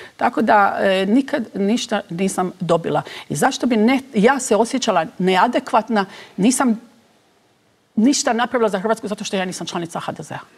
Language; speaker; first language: Croatian; early bilingual, heritage; Croatian